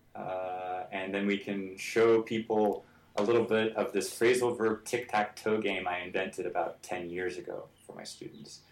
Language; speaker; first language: English; native; English